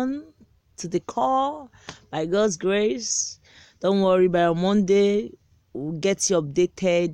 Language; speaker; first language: English; non-native, local second language; Igbo